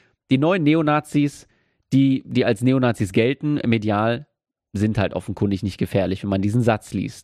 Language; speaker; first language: German; native; German